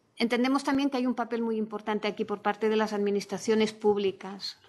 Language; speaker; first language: Spanish; non-native, local second language; Catalan